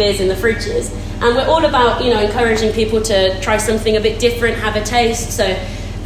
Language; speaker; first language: English; native; English